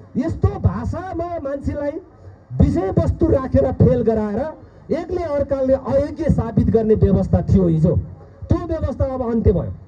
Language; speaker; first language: Nepali; non-native, local second language; Eastern Tamang